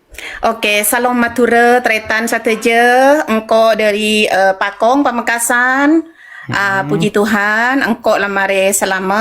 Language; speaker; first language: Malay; non-native, local second language; Madurese